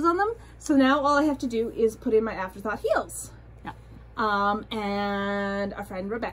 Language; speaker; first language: English; native; English